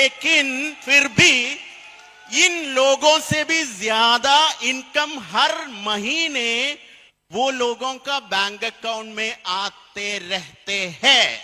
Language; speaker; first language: Hindi; non-native, fluent; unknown